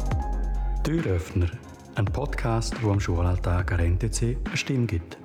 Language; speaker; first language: German; native; German